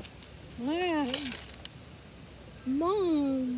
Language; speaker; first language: French; non-native, learner; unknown